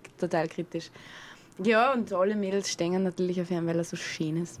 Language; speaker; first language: German; native; German